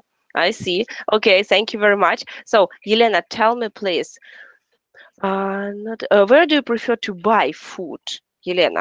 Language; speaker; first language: English; non-native, fluent; Russian